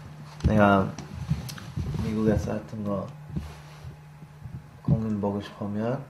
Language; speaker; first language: Korean; early bilingual, heritage; English